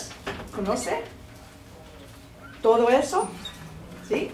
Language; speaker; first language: Spanish; non-native, fluent; Portuguese